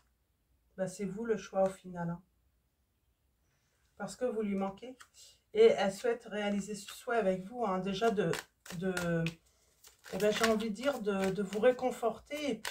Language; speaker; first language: French; native; French